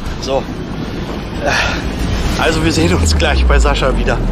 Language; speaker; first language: German; native; German